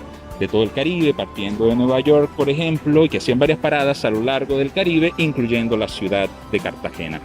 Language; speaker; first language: Spanish; native; Spanish